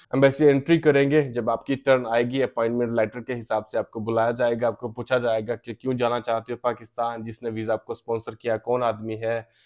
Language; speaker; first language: Hindi; native; Hindi